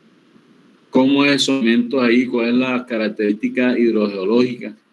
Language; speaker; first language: Spanish; native; Spanish